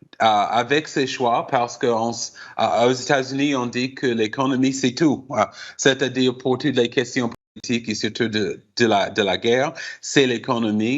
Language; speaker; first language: French; non-native, fluent; English